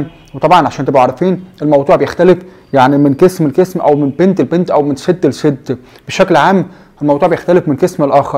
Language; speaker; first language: Arabic; native; Arabic